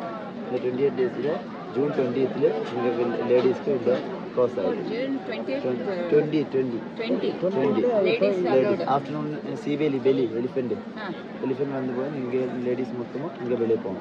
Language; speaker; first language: Tamil; non-native, learner; Malayalam